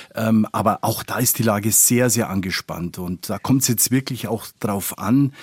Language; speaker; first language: German; non-native, fluent; Spanish